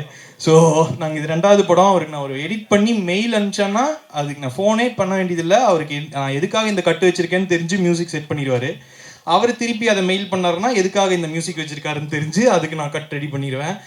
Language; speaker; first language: Tamil; native; Tamil